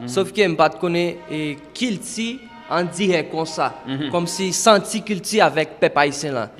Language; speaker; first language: Haitian Creole; non-native, fluent; Portuguese